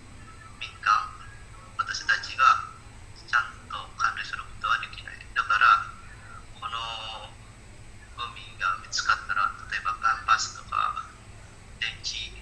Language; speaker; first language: Japanese; non-native, learner; Indonesian